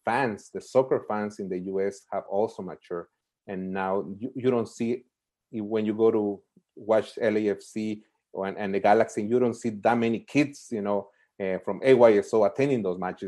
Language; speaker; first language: English; native; English